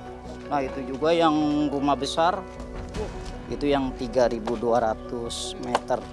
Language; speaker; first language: Indonesian; native; Indonesian